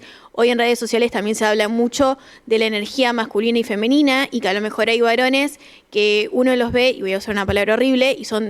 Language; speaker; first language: Spanish; native; Spanish